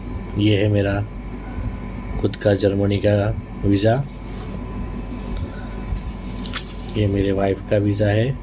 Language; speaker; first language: Hindi; non-native, local second language; Gujarati